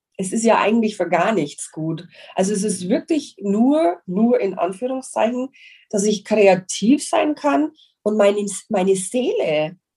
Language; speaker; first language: German; non-native, fluent; English